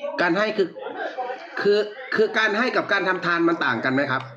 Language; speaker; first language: Thai; native; Thai